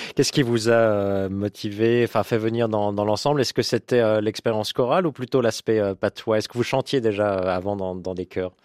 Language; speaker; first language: French; native; French